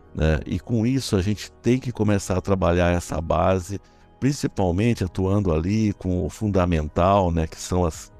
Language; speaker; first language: Portuguese; native; Portuguese